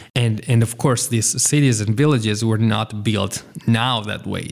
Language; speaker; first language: English; non-native, fluent; Italian